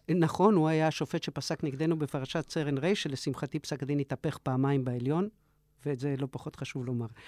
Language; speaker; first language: Hebrew; early bilingual, other home language; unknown